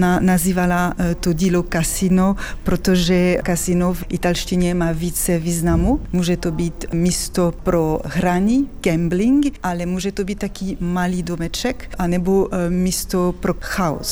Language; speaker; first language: Czech; non-native, fluent; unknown